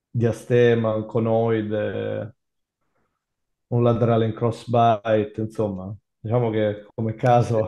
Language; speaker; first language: Italian; native; Italian